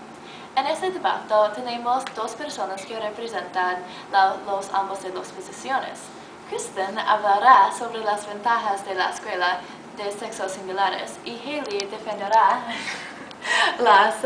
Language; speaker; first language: Spanish; non-native, learner; English